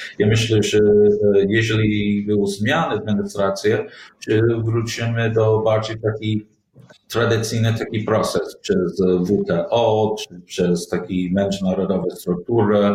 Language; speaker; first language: Polish; non-native, learner; English